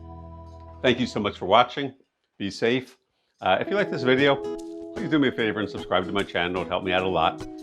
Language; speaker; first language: English; native; English